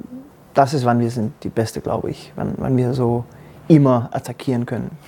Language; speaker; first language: German; non-native, learner; Danish